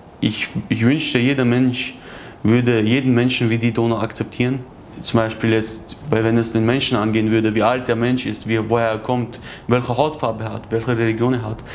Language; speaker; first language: German; early bilingual, other home language; Chechen